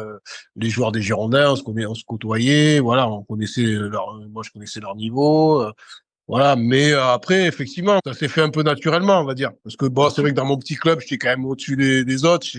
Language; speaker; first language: French; native; French